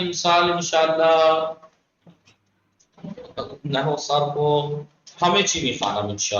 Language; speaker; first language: Persian; non-native, fluent; Urdu